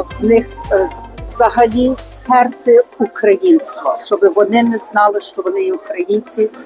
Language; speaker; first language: Ukrainian; early bilingual, heritage; Ukrainian